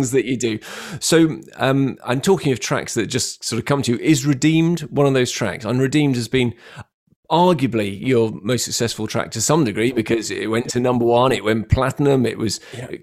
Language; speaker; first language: English; native; English